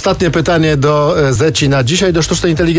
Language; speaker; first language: Polish; native; Polish